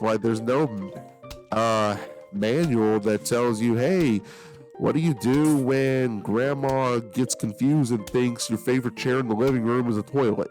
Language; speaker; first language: English; native; English